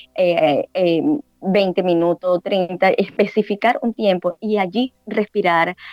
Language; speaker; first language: Spanish; native; Spanish